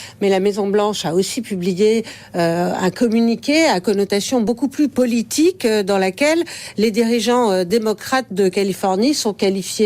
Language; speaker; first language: French; native; French